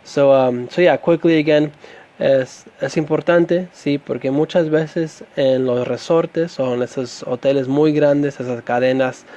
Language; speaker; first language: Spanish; non-native, fluent; English